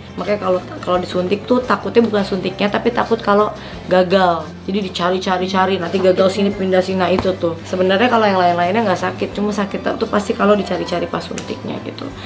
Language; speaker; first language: Indonesian; native; Indonesian